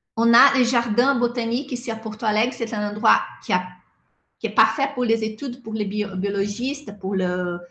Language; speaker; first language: French; non-native, fluent; Portuguese